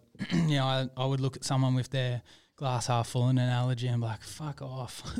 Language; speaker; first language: English; native; English